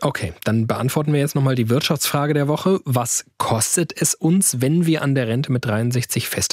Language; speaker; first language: German; native; German